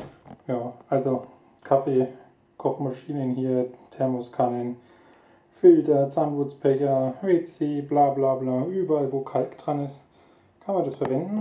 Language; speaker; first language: German; native; German